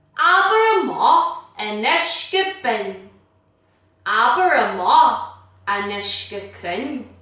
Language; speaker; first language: Irish; native; Irish